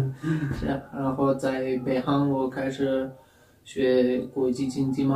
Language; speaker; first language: Chinese; non-native, fluent; Pashto